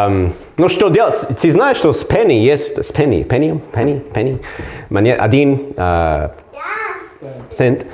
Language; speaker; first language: Russian; non-native, learner; English